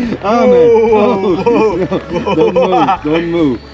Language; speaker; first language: English; non-native, learner; Turkish